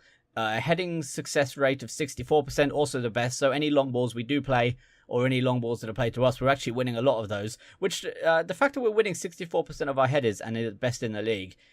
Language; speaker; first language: English; native; English